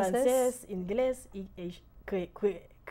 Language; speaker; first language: Spanish; non-native, fluent; Haitian Creole